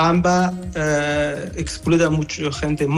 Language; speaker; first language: Spanish; non-native, learner; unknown